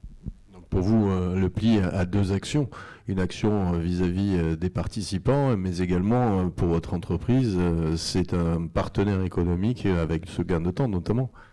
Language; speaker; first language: French; native; French